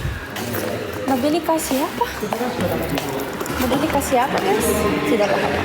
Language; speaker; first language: Indonesian; non-native, learner; Russian